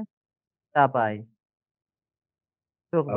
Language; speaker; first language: German; non-native, learner; Kurdish